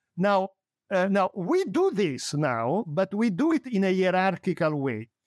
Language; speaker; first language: English; non-native, fluent; Italian